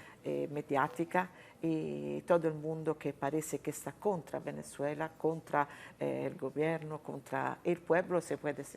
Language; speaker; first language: Spanish; non-native, fluent; Italian